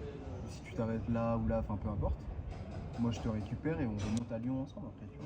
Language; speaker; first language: French; native; French